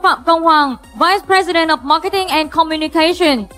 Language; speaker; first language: English; non-native, fluent; Vietnamese